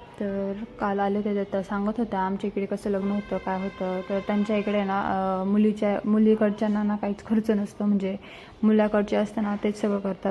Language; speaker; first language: Marathi; native; Marathi